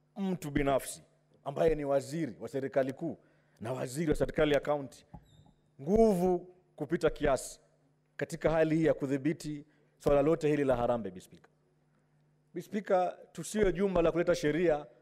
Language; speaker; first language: Swahili; native; Swahili